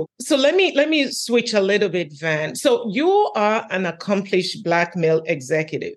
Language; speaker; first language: English; native; English